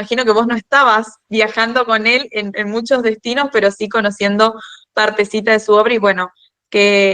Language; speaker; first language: Spanish; native; Spanish